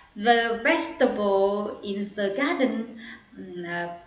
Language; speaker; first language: English; non-native, learner; Vietnamese